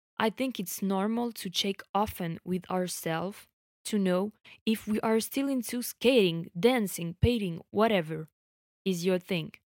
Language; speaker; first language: English; non-native, fluent; French